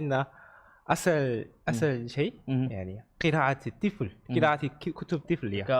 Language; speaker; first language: Arabic; non-native, learner; Korean